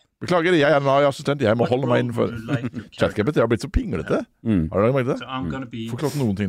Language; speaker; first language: Norwegian; native; Norwegian